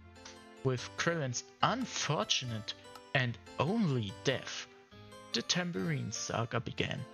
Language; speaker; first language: English; non-native, fluent; German